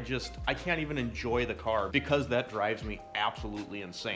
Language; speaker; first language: English; native; English